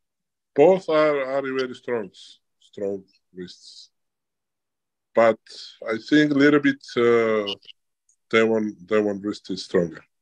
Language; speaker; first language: English; non-native, learner; Georgian